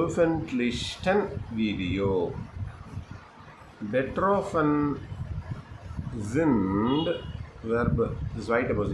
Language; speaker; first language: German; non-native, fluent; Tamil